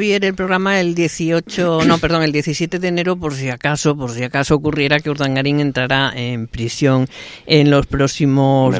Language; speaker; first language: Spanish; native; Spanish